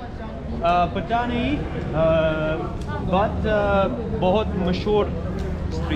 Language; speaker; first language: Hindi; non-native, learner; Turkish